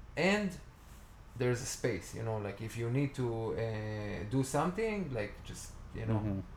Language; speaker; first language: English; non-native, fluent; Hebrew